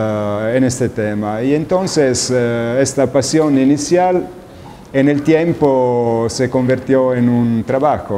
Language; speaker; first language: Spanish; non-native, fluent; Italian